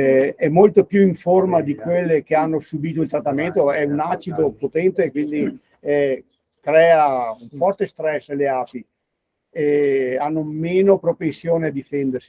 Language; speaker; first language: Italian; native; Italian